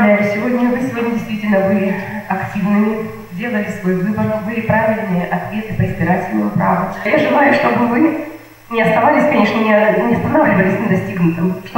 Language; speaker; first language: Russian; native; Russian